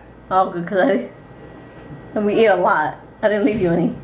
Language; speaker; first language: English; early bilingual, other home language; Spanish